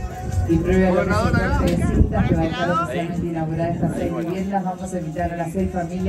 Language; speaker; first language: Spanish; native; Spanish